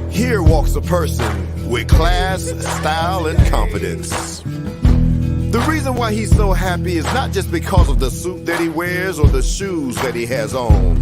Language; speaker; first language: English; native; English